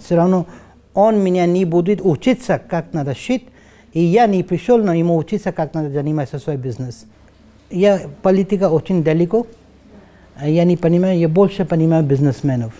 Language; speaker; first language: Russian; non-native, learner; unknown